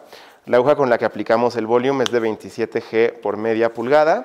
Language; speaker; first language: Spanish; native; Spanish